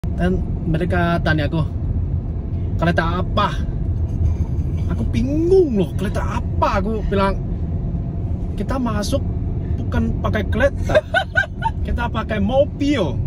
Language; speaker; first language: Indonesian; non-native, fluent; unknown